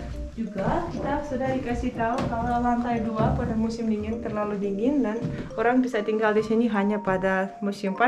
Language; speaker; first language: Indonesian; non-native, fluent; Russian